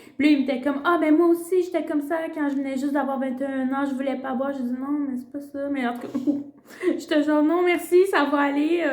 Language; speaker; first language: French; early bilingual, other home language; Spanish